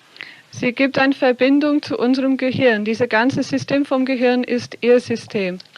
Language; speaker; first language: German; non-native, fluent; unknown